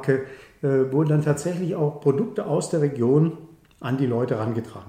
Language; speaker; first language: German; native; German